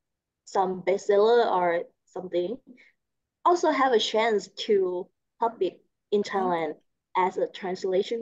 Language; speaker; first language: English; non-native, learner; Thai